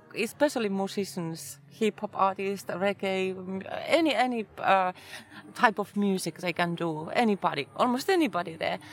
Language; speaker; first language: English; non-native, fluent; Finnish